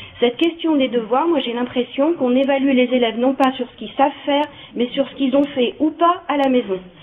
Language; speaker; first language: French; native; French